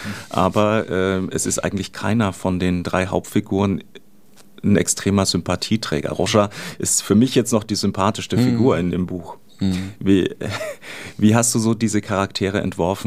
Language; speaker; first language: German; native; German